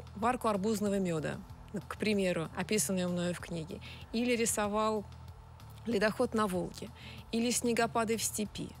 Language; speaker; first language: Russian; native; Russian